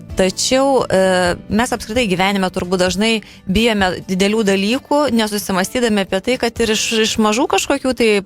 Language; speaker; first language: Lithuanian; native; Lithuanian